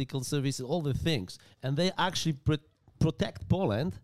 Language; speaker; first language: English; non-native, learner; Polish